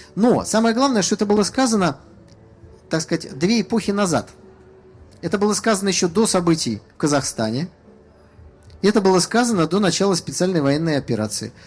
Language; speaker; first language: Russian; native; Russian